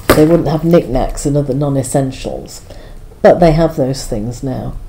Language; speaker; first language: English; native; English